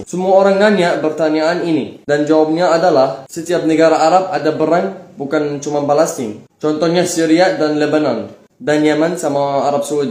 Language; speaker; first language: Indonesian; non-native, fluent; Arabic